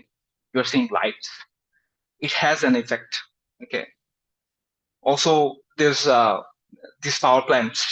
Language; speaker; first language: English; non-native, fluent; Bangla